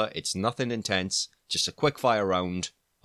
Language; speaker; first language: English; native; English